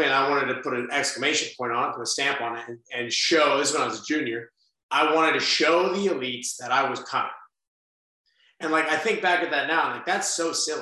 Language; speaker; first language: English; native; English